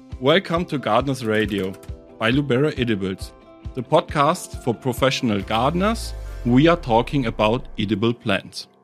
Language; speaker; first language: English; non-native, fluent; German